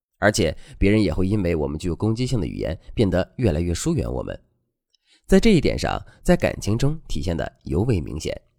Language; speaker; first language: Chinese; native; Chinese